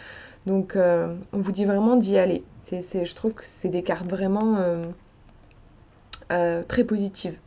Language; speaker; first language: French; native; French